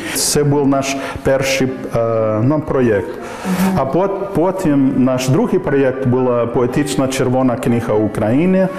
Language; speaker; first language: Ukrainian; non-native, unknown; English